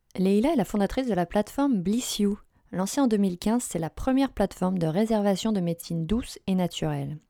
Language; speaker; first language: French; native; French